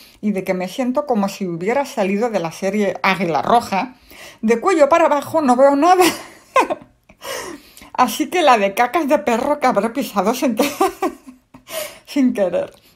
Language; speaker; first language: Spanish; native; Spanish